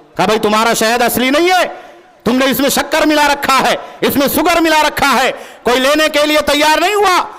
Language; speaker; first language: Urdu; native; Urdu